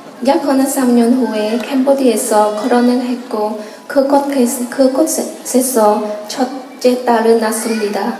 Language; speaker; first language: Korean; non-native, learner; Khmer